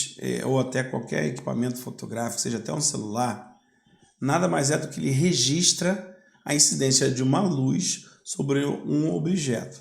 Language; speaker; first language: Portuguese; native; Portuguese